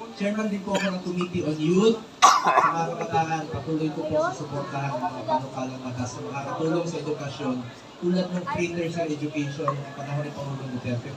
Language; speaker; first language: Filipino; non-native, local second language; Cebuano